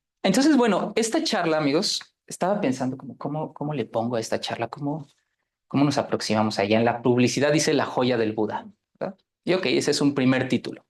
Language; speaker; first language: Spanish; native; Spanish